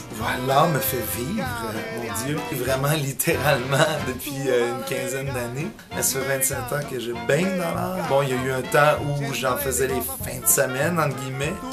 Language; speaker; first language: French; early bilingual, other home language; Italian